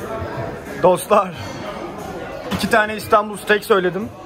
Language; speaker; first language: Turkish; native; Turkish